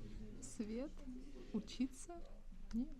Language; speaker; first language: Russian; native; Russian